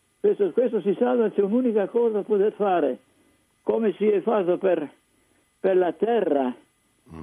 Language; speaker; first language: Italian; non-native, local second language; Slovenian